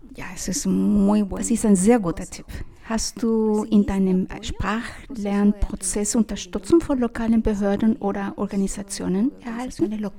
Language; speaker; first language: German; non-native, fluent; Spanish